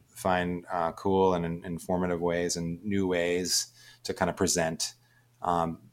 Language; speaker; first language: English; native; English